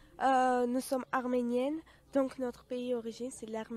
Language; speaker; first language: French; non-native, fluent; Armenian